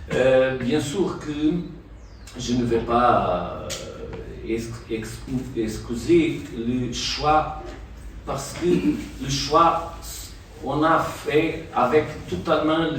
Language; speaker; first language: French; non-native, fluent; Portuguese